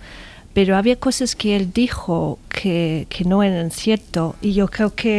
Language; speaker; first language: Spanish; non-native, fluent; English